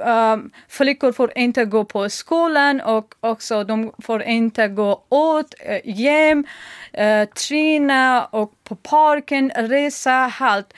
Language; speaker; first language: Swedish; non-native, learner; Persian